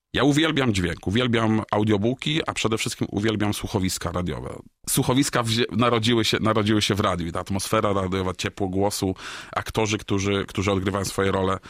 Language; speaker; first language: Polish; native; Polish